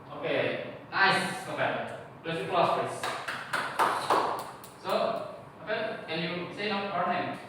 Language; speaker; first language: English; non-native, learner; Indonesian